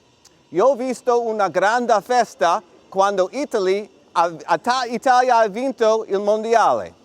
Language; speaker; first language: Italian; non-native, fluent; English